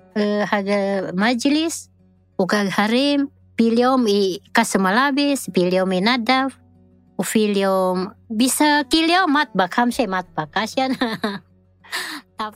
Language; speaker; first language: Arabic; non-native, learner; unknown